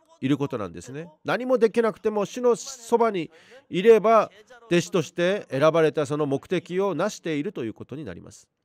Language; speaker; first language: Japanese; non-native, fluent; Korean